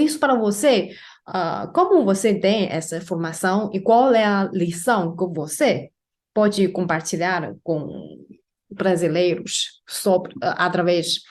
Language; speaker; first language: Portuguese; non-native, fluent; Chinese